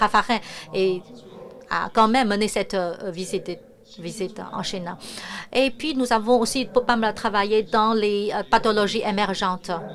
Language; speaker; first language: French; non-native, fluent; Chinese